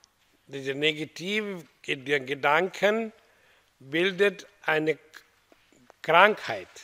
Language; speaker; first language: German; non-native, learner; Hindi